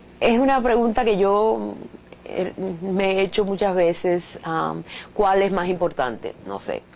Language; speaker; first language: Spanish; native; Spanish